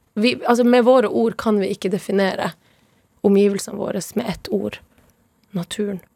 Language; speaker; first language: Norwegian; non-native, local second language; Northern Sami